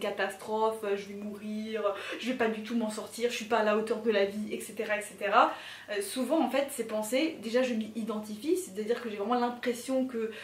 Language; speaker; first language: French; native; French